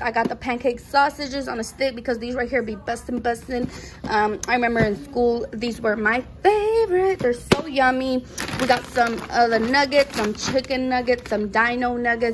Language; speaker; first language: English; early bilingual, other home language; Spanish